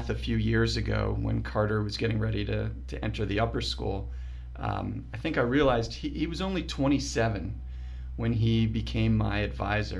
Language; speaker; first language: English; native; English